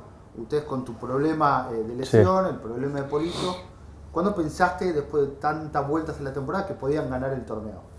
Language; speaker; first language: Spanish; native; Spanish